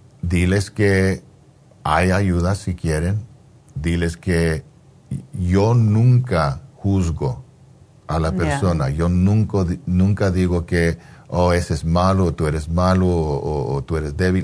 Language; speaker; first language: Spanish; non-native, fluent; English